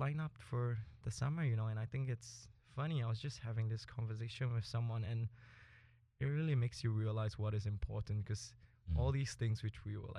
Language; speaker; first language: English; early bilingual, other home language; Spanish